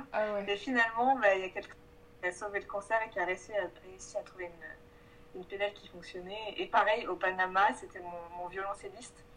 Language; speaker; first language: French; native; French